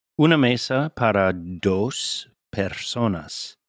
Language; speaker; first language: Spanish; non-native, learner; English